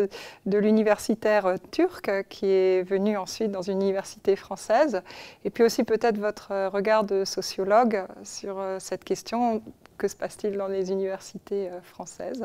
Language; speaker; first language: French; native; French